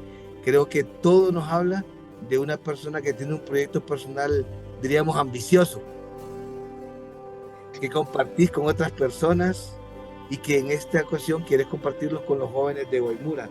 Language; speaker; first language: Spanish; native; Spanish